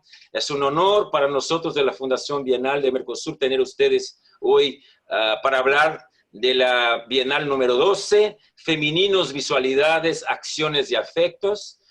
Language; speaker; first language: Spanish; non-native, fluent; Portuguese